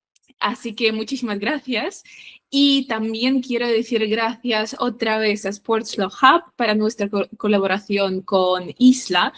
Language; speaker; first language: Spanish; non-native, fluent; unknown